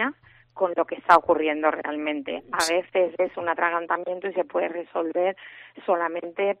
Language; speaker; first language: Spanish; native; Spanish